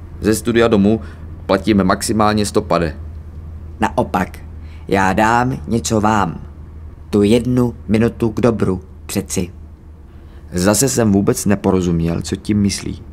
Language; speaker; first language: Czech; native; Czech